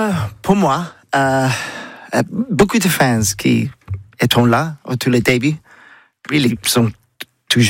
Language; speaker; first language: French; non-native, learner; English